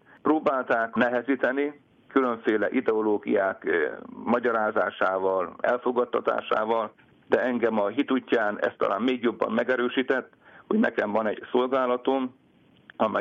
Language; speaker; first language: Hungarian; native; Hungarian